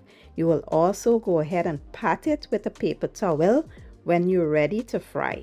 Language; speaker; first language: English; native; English